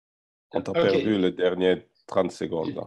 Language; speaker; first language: French; non-native, learner; English